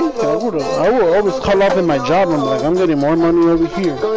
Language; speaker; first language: English; early bilingual, other home language; Spanish